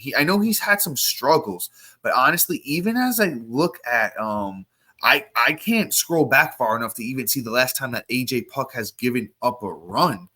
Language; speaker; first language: English; native; English